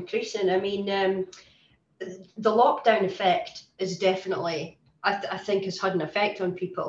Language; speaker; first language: English; native; English